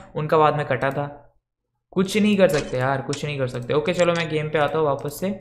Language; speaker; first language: Hindi; non-native, local second language; Bangla